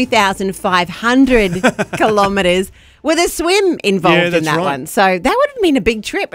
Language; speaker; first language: English; native; English